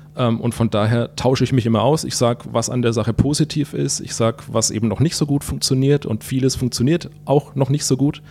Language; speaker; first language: German; native; German